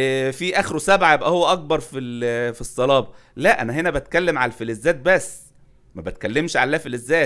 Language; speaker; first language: Arabic; native; Arabic